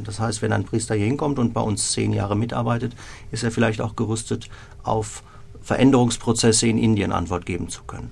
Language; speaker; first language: German; native; German